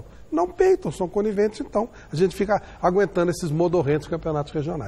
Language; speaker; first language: Portuguese; native; Portuguese